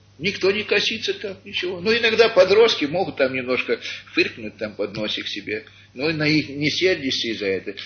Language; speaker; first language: Russian; early bilingual, heritage; Russian